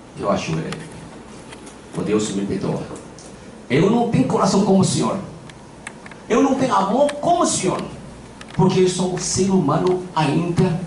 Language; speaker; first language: Portuguese; non-native, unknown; Chinese